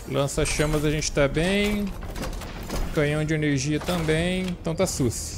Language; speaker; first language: Portuguese; native; Portuguese